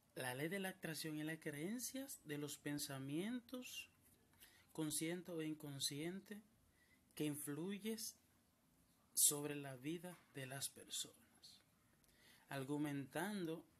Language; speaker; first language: Spanish; native; Spanish